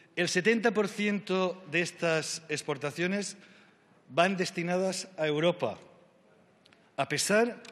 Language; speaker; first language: Spanish; native; Spanish